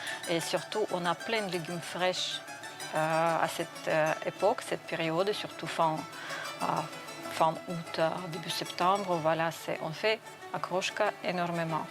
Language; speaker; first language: French; non-native, fluent; Russian